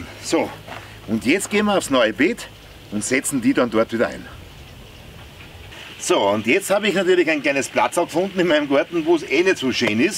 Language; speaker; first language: German; native; German